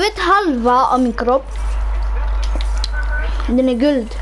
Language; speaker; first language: Swedish; early bilingual, other home language; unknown